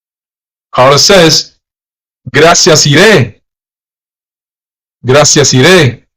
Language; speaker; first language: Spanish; non-native, learner; English